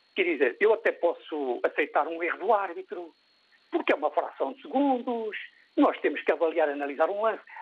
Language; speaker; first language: Portuguese; native; Portuguese